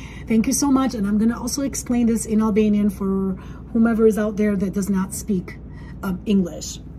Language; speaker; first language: English; non-native, fluent; Albanian